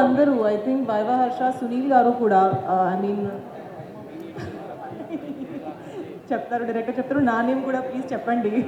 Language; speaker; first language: Telugu; non-native, learner; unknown